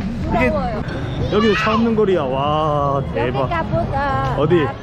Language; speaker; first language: Korean; native; Korean